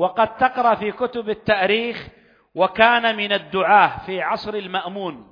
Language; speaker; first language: Arabic; native; Arabic